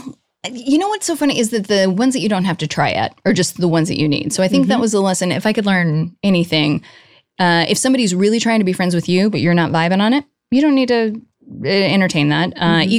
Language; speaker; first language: English; native; English